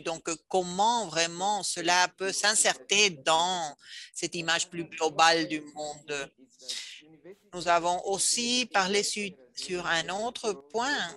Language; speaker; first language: French; non-native, fluent; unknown